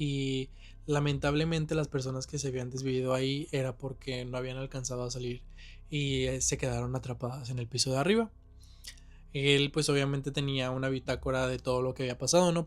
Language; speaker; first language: Spanish; native; Spanish